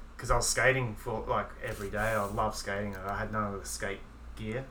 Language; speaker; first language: English; native; English